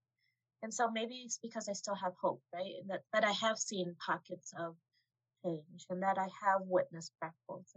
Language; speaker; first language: English; native; English